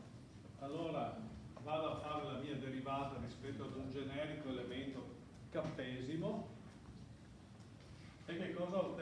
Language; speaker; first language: Italian; native; Italian